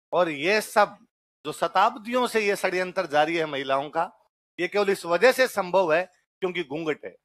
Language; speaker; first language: Hindi; native; Hindi